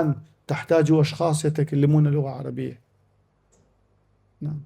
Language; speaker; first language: Arabic; native; Arabic